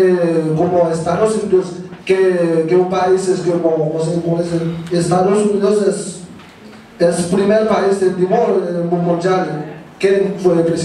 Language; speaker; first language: Portuguese; non-native, learner; Haitian Creole